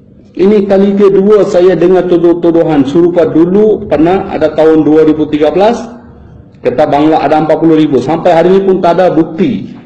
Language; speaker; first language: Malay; non-native, fluent; Bangla